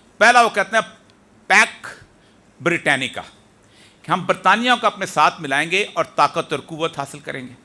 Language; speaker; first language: Urdu; non-native, local second language; Punjabi